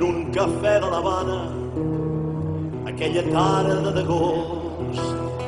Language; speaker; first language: Catalan; native; Catalan